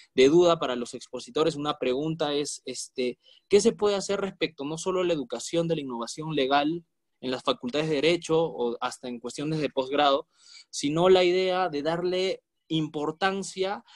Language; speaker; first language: Spanish; native; Spanish